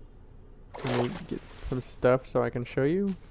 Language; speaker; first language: English; native; English